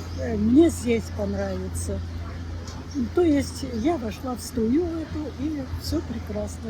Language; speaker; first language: Russian; native; Russian